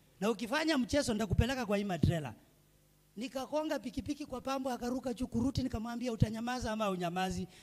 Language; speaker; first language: Swahili; non-native, local second language; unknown